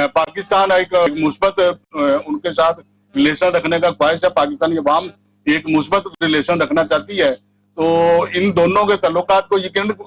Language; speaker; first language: Urdu; non-native, local second language; Punjabi